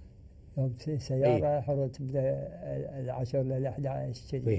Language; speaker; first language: Arabic; native; Arabic